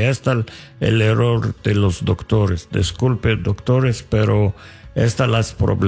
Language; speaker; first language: Spanish; non-native, learner; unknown